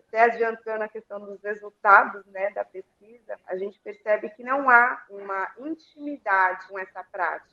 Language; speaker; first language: Portuguese; native; Portuguese